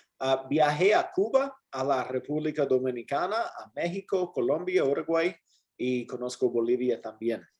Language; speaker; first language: Spanish; non-native, fluent; English